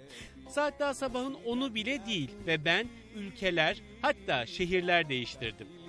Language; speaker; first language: Turkish; native; Turkish